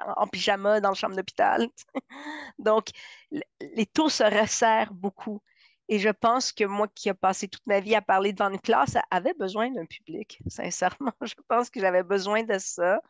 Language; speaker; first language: French; non-native, fluent; Spanish